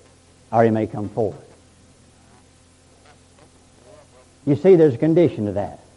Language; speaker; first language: English; native; English